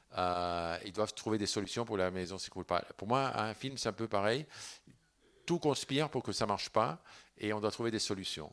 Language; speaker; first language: French; non-native, fluent; Spanish